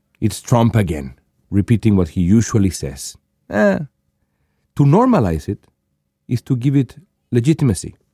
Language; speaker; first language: English; non-native, fluent; Spanish